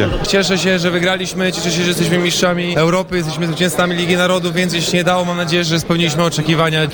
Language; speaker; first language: Polish; native; Polish